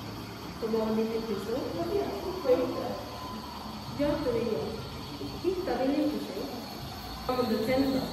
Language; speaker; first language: Swedish; early bilingual, other home language; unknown